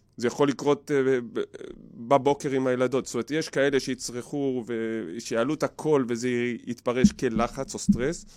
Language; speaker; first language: Hebrew; native; Hebrew